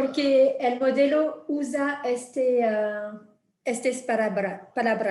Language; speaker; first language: Spanish; non-native, fluent; French